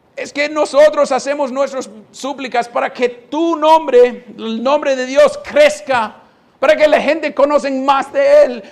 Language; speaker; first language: Spanish; non-native, fluent; English